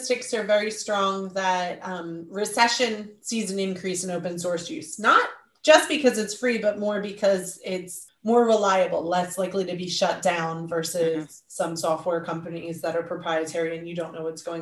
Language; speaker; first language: English; native; English